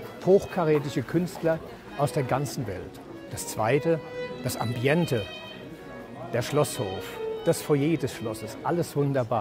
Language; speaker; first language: German; native; German